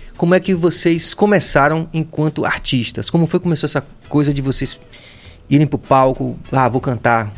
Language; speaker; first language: Portuguese; native; Portuguese